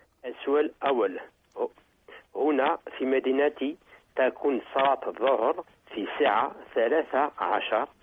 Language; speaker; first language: Arabic; non-native, learner; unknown